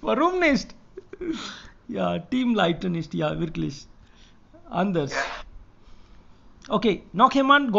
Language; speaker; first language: German; non-native, fluent; Hindi